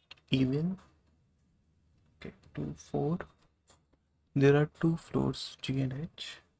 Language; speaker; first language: English; non-native, local second language; Hindi